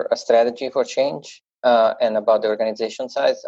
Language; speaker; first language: English; non-native, fluent; Italian